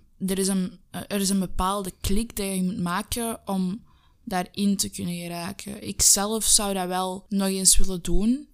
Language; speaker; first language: Dutch; native; Dutch